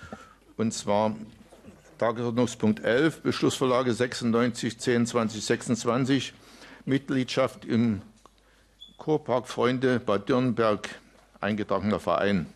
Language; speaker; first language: German; native; German